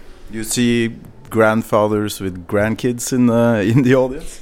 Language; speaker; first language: English; non-native, fluent; Norwegian